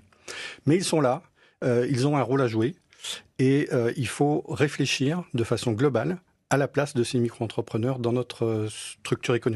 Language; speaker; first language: French; native; French